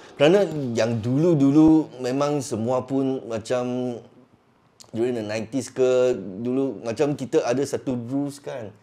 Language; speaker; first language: Malay; non-native, local second language; Cantonese